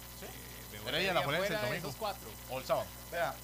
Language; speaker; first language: Spanish; native; Spanish